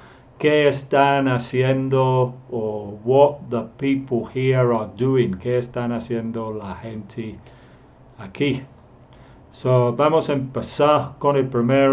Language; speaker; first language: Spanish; non-native, fluent; English